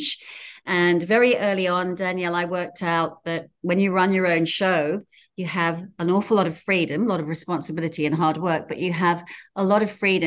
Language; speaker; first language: English; native; English